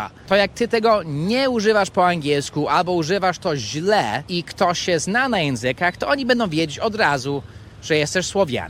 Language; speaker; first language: Polish; non-native, fluent; English